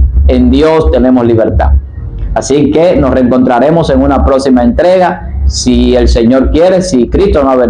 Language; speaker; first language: Spanish; native; Spanish